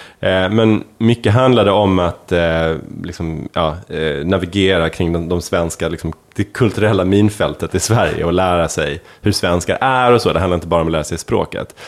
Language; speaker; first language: Swedish; native; Swedish